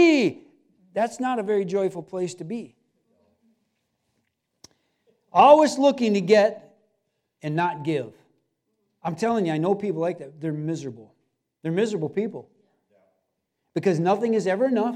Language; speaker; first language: English; native; English